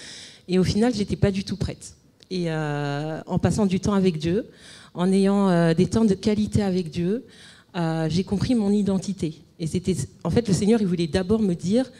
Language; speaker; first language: French; native; French